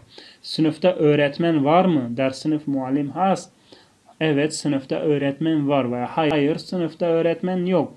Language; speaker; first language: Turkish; non-native, fluent; Tajik